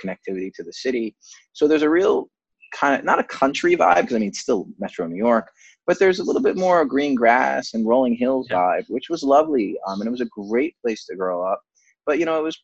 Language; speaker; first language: English; native; English